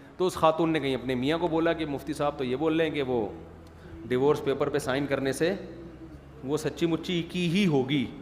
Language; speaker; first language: Urdu; native; Urdu